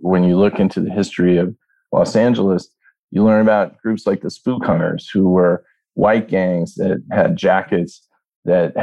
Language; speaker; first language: English; native; English